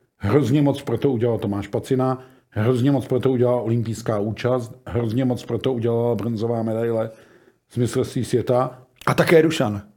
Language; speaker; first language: Czech; native; Czech